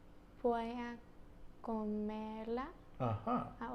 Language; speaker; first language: Spanish; non-native, learner; English